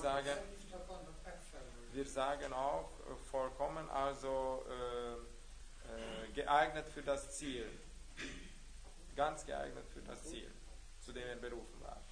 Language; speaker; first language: German; non-native, fluent; Hungarian